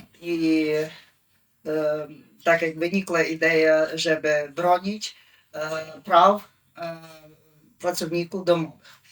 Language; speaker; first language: Polish; non-native, fluent; Ukrainian